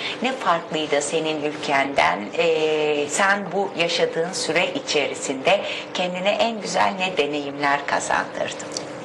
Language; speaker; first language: Turkish; native; Turkish